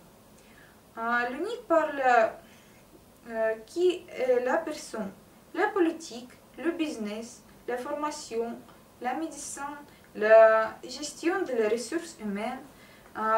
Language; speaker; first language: French; non-native, learner; Russian